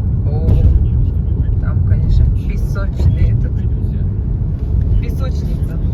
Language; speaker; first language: Russian; native; Russian